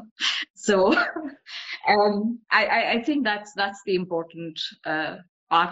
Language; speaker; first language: English; non-native, local second language; Bangla